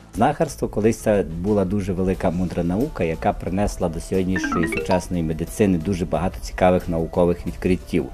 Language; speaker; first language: Ukrainian; native; Ukrainian